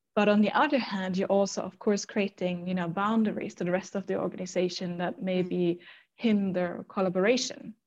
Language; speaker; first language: English; non-native, fluent; German